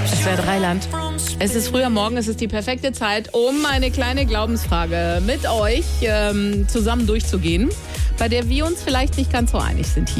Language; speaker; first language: German; native; German